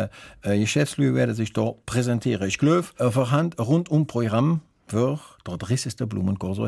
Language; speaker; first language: German; native; German